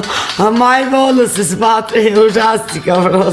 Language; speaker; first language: Russian; non-native, learner; Armenian